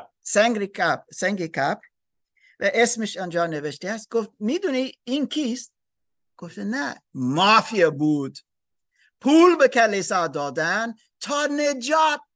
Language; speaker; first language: Persian; non-native, learner; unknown